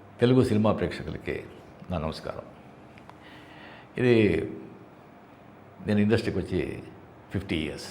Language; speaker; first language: Telugu; non-native, fluent; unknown